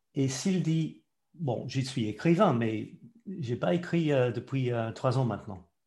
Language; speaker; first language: French; non-native, fluent; English